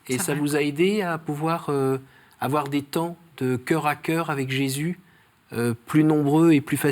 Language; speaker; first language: French; native; French